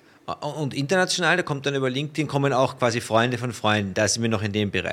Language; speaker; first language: German; native; German